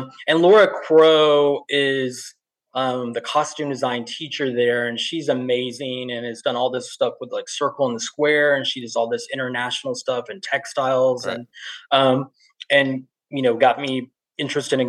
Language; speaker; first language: English; native; English